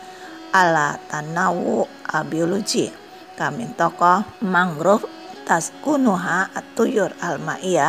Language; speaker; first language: Arabic; non-native, fluent; Indonesian